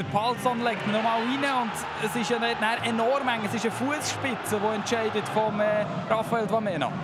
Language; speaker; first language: German; native; German